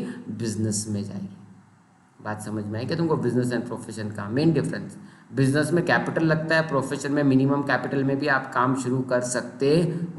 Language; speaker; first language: Hindi; non-native, local second language; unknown